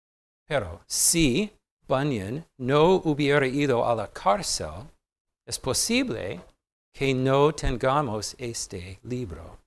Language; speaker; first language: Spanish; non-native, fluent; English